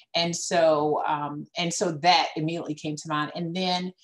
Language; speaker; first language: English; native; English